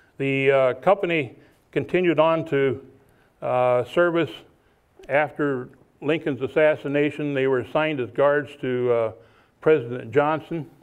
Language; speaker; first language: English; native; English